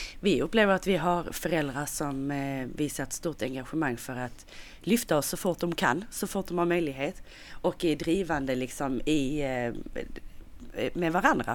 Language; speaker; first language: Swedish; native; Swedish